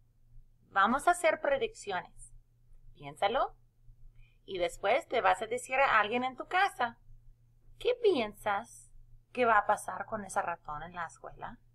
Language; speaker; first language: Spanish; non-native, fluent; English